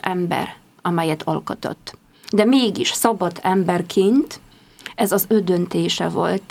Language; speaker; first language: Hungarian; non-native, fluent; Polish